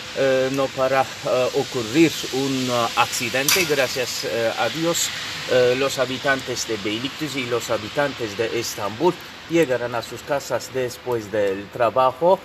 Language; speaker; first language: Spanish; non-native, fluent; Turkish